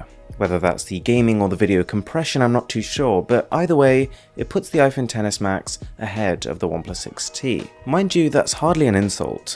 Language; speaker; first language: English; native; English